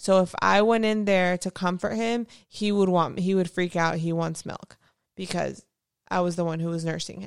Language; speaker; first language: English; native; English